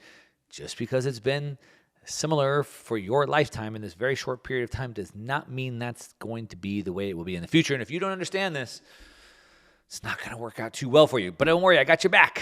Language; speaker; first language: English; native; English